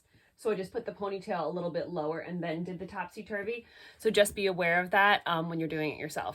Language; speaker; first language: English; native; English